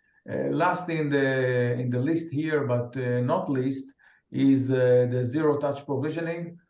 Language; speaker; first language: English; non-native, fluent; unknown